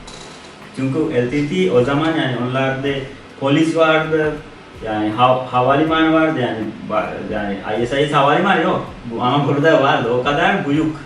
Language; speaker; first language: Turkish; non-native, learner; Sinhala